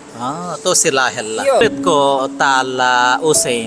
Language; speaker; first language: Finnish; non-native, learner; Bangla